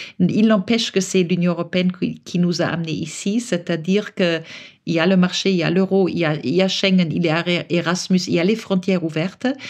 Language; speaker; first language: French; non-native, fluent; German